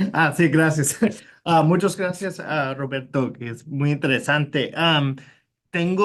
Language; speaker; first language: Spanish; non-native, fluent; English